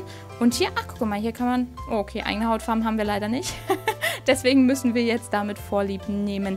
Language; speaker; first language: German; native; German